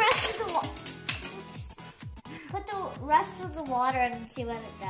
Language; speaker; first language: English; native; English